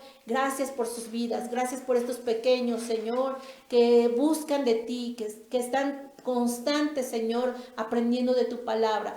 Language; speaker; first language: Spanish; native; Spanish